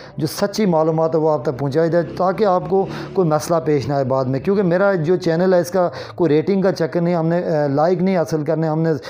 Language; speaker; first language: Urdu; non-native, local second language; Kashmiri